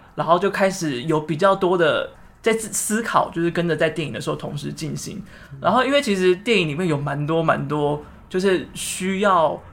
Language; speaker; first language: Chinese; native; Chinese